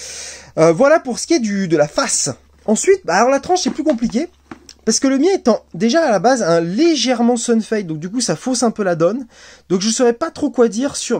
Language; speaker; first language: French; native; French